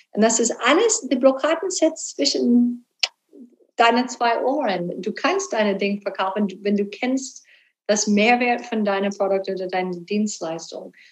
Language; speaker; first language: German; non-native, learner; English